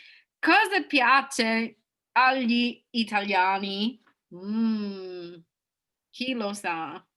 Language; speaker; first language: Italian; non-native, fluent; English